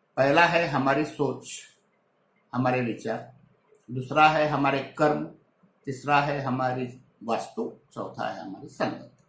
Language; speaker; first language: Hindi; non-native, local second language; Marathi